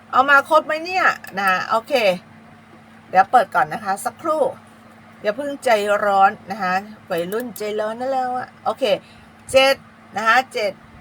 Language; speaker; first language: Thai; native; Thai